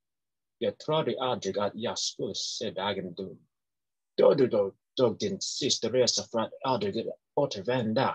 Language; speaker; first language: Swedish; non-native, learner; English